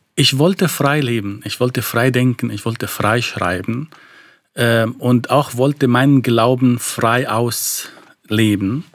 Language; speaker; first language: German; non-native, fluent; Arabic